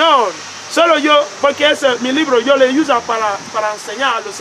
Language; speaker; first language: Spanish; non-native, learner; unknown